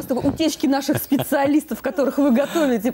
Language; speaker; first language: Russian; native; Russian